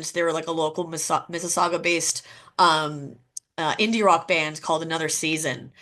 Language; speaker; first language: English; native; English